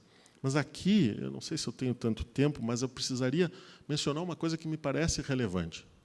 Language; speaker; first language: Portuguese; native; Portuguese